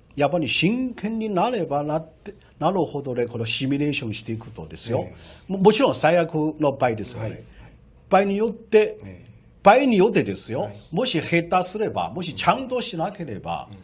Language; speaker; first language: Japanese; non-native, fluent; Chinese